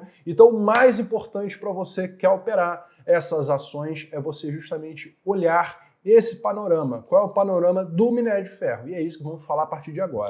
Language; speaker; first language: Portuguese; native; Portuguese